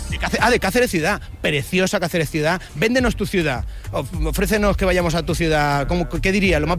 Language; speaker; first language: Spanish; native; Spanish